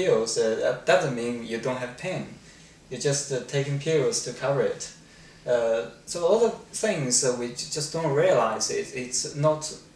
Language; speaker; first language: English; non-native, fluent; Chinese